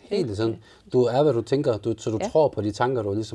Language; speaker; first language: Danish; native; Danish